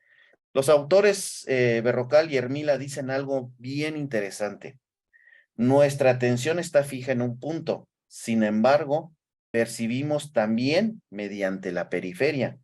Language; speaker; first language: Spanish; native; Spanish